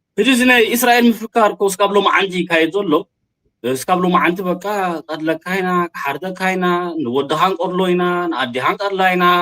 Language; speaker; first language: Tigrinya; early bilingual, heritage; Tigrinya